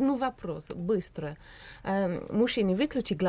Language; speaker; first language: Russian; non-native, learner; English